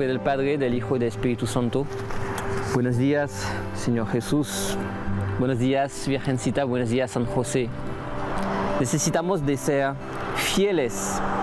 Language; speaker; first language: Spanish; non-native, fluent; French